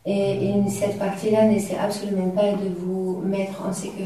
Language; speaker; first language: French; native; French